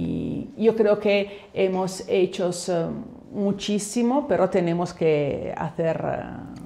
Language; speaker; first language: Spanish; non-native, fluent; Italian